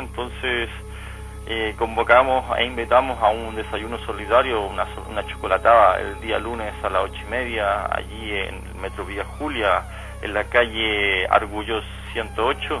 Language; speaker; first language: Spanish; native; Spanish